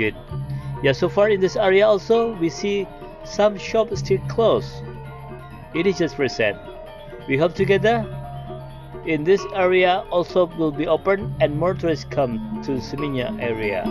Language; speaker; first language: English; non-native, learner; Indonesian